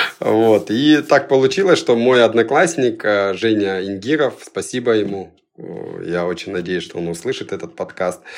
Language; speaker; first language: Russian; early bilingual, other home language; Georgian